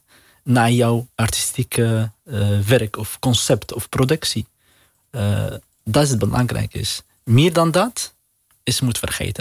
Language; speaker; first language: Dutch; non-native, learner; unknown